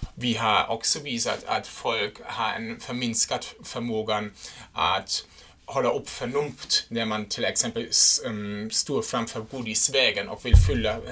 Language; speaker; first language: Swedish; non-native, fluent; German